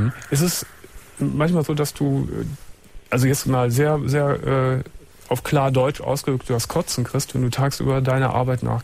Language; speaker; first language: German; native; German